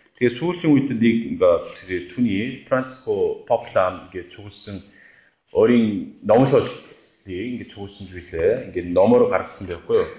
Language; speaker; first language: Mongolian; non-native, fluent; Korean